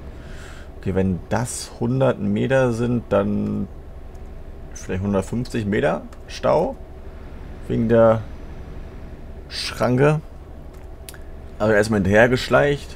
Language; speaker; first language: German; native; German